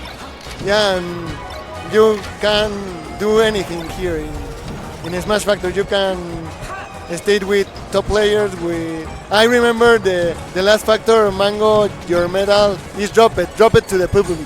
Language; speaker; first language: English; non-native, learner; Spanish